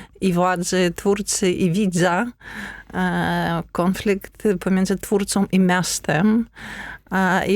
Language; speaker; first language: Polish; non-native, fluent; Ukrainian